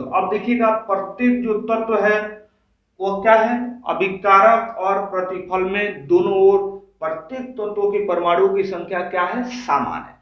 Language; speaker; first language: Hindi; native; Hindi